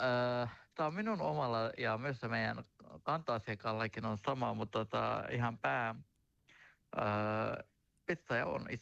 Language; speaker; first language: Finnish; non-native, learner; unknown